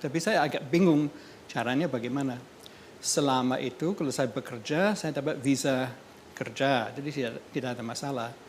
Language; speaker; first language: Indonesian; non-native, fluent; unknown